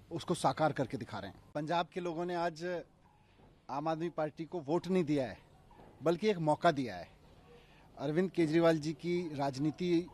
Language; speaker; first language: Hindi; native; Hindi